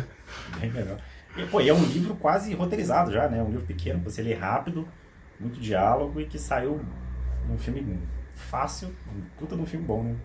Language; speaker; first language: Portuguese; native; Portuguese